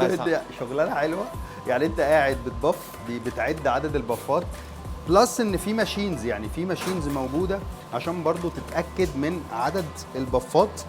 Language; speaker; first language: Arabic; native; Arabic